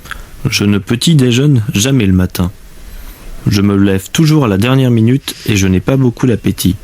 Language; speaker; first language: French; native; French